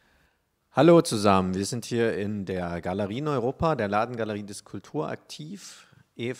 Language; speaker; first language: German; native; German